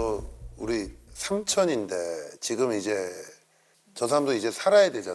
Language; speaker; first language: Korean; native; Korean